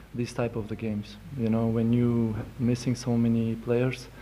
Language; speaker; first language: English; non-native, fluent; Turkish